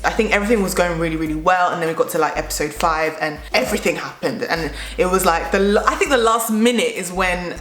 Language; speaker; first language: English; native; English